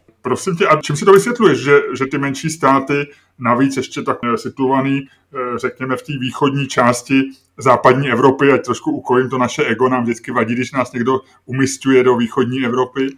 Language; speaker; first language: Czech; native; Czech